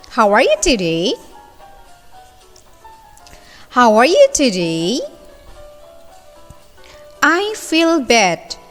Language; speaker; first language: English; non-native, fluent; Indonesian